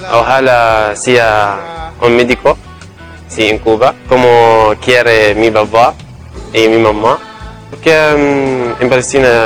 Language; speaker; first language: Spanish; non-native, learner; Arabic